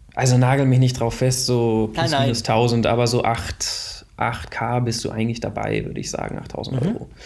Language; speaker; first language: German; native; German